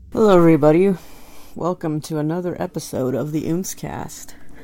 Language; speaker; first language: English; native; English